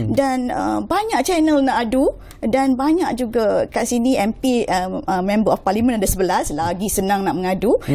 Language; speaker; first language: Malay; native; Malay